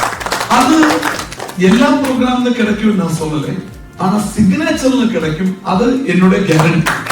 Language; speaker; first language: Tamil; non-native, local second language; Malayalam